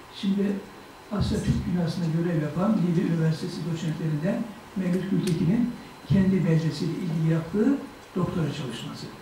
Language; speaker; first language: Turkish; native; Turkish